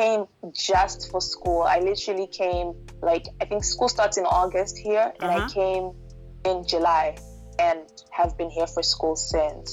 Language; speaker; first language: English; non-native, local second language; Shona